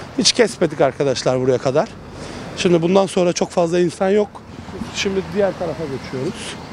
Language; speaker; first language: Turkish; native; Turkish